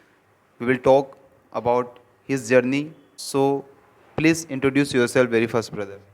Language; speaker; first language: English; non-native, local second language; Hindi